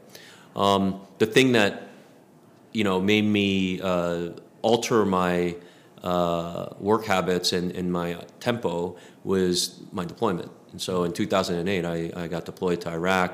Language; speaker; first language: English; native; English